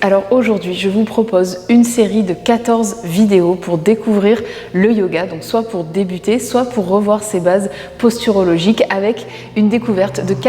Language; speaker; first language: French; native; French